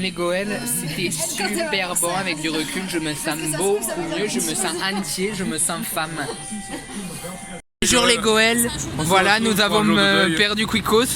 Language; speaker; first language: French; native; French